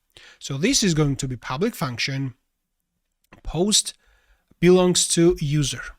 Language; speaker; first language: English; non-native, fluent; Georgian